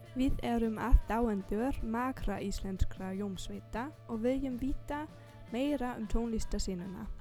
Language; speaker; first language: Icelandic; non-native, learner; German